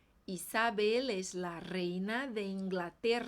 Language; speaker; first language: Spanish; non-native, fluent; Portuguese